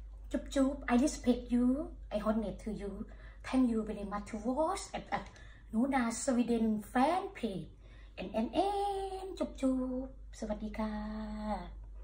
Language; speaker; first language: English; non-native, learner; Thai